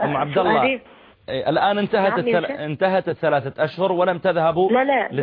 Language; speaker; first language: Arabic; native; Arabic